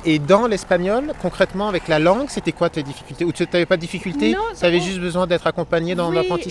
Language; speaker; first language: French; native; French